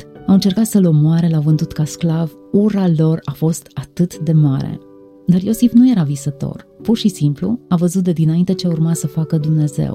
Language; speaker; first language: Romanian; native; Romanian